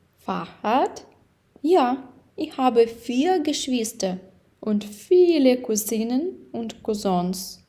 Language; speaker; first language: German; non-native, fluent; Ukrainian